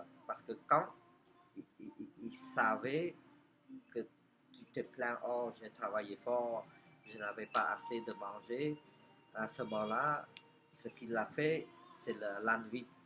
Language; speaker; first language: French; non-native, fluent; Khmer